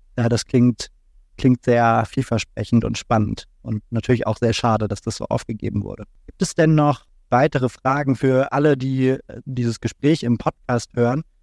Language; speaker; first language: German; native; German